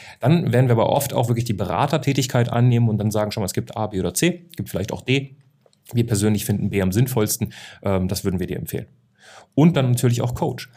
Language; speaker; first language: German; native; German